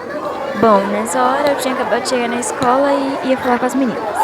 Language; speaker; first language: Portuguese; native; Portuguese